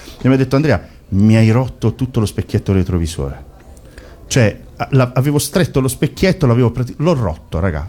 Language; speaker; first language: Italian; native; Italian